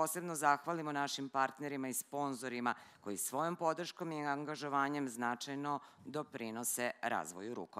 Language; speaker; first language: Serbian; native; Serbian